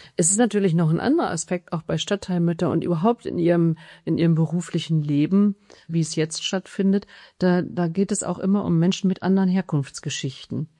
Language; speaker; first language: German; native; German